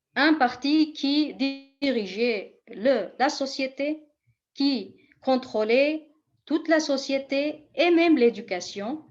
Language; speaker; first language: French; non-native, fluent; Kurdish